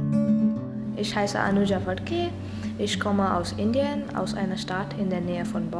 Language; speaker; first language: German; non-native, fluent; Marathi